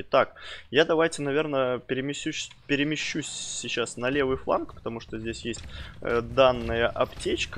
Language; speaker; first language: Russian; native; Russian